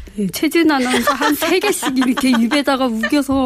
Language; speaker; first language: Korean; native; Korean